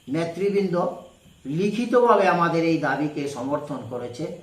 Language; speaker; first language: Bangla; non-native, local second language; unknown